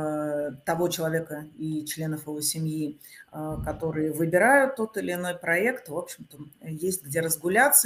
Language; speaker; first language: Russian; native; Russian